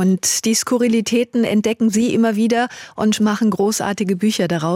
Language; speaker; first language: German; native; German